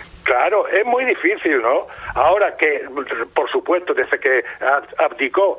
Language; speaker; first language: Spanish; native; Spanish